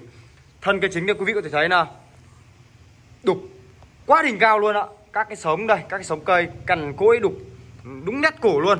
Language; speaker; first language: Vietnamese; native; Vietnamese